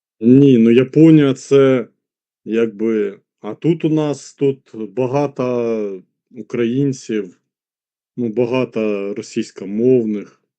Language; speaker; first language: Ukrainian; non-native, local second language; Russian